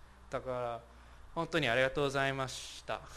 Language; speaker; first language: Japanese; non-native, fluent; English